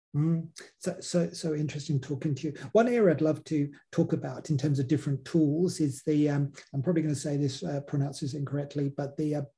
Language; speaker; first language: English; native; English